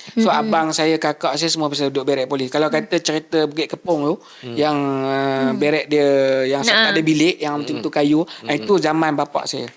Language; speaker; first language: Malay; native; Malay